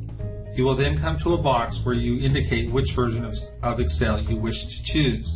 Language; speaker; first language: English; native; English